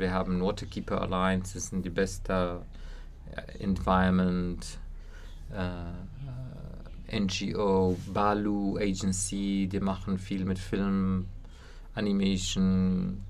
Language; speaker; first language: German; non-native, learner; Kurdish